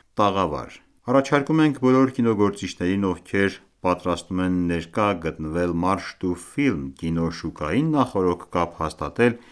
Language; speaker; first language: Armenian; native; Armenian